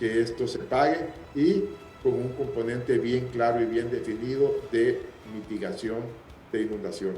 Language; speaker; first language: Spanish; native; Spanish